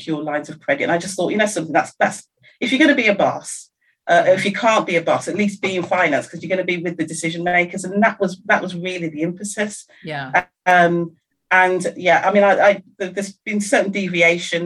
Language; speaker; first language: English; native; English